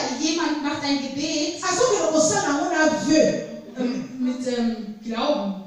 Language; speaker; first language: German; non-native, fluent; Lingala